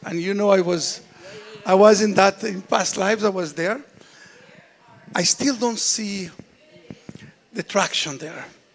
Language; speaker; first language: English; non-native, fluent; Portuguese